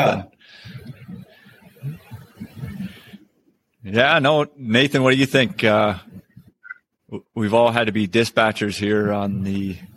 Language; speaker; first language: English; native; English